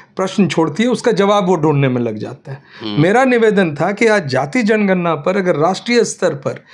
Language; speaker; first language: Hindi; native; Hindi